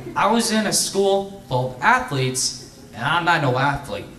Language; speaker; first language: English; native; English